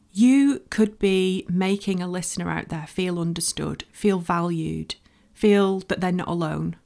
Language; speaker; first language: English; native; English